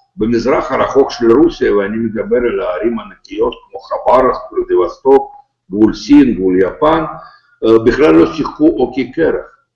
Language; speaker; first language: Hebrew; non-native, fluent; Russian